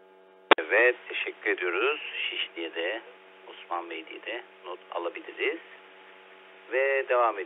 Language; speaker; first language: Turkish; native; Turkish